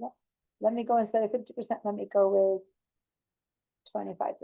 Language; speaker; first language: English; native; English